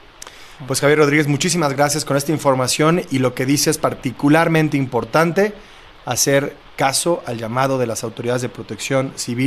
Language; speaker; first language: Spanish; native; Spanish